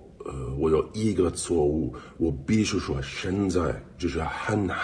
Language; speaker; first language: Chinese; non-native, learner; English